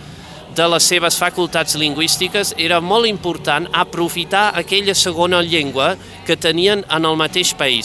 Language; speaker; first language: Catalan; non-native, fluent; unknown